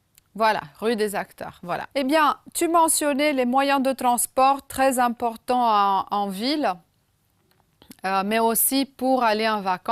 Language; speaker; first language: French; non-native, fluent; Romanian